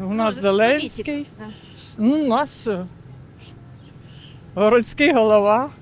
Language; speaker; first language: Ukrainian; non-native, local second language; Russian